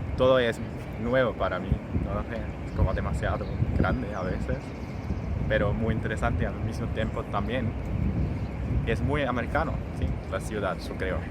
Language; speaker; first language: Spanish; non-native, learner; Swiss German